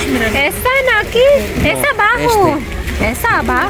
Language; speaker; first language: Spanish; non-native, learner; Filipino